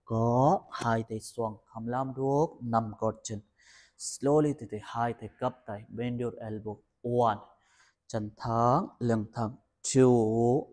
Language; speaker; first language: Vietnamese; non-native, learner; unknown